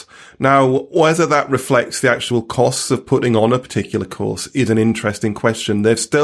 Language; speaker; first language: English; native; English